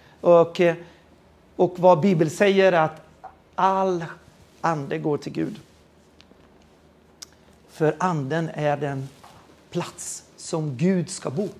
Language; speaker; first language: Swedish; non-native, fluent; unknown